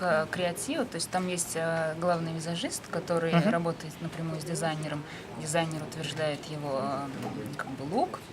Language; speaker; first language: Russian; native; Russian